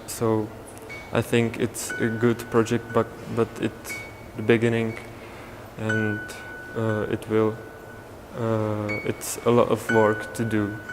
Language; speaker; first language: English; non-native, learner; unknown